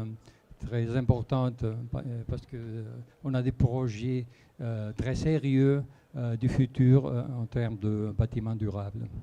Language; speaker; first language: French; non-native, fluent; Spanish